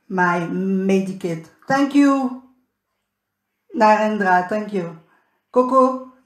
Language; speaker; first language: English; non-native, learner; French